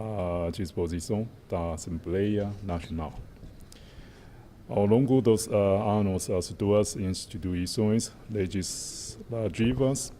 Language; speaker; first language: Portuguese; non-native, fluent; Chinese